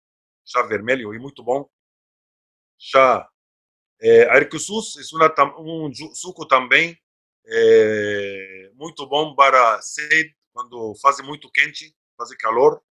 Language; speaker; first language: Portuguese; non-native, fluent; Arabic